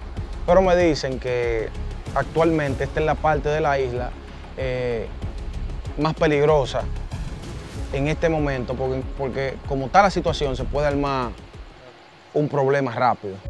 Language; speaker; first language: Spanish; native; Spanish